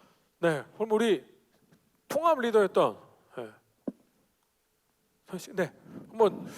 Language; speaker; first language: Korean; native; Korean